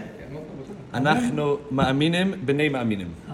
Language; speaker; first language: Hebrew; non-native, fluent; English